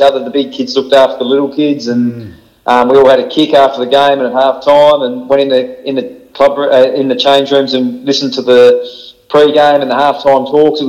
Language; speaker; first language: English; native; English